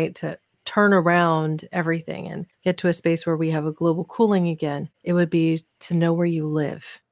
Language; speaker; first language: English; native; English